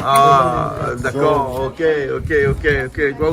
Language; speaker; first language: French; native; French